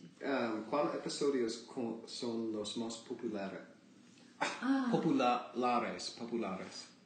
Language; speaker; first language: Spanish; non-native, learner; English